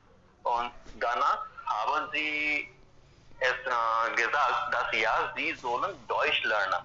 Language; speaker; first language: German; non-native, fluent; Hindi